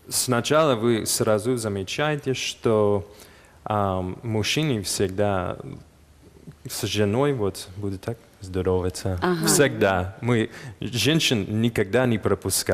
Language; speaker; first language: Russian; non-native, fluent; English